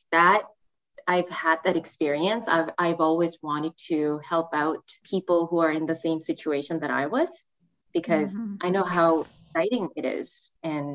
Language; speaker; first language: English; non-native, fluent; Korean